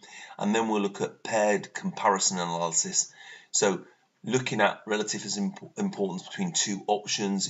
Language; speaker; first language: English; native; English